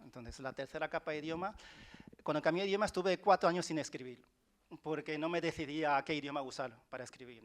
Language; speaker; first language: Spanish; early bilingual, other home language; Chinese